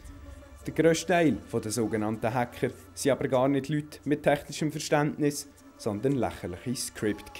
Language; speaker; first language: German; native; German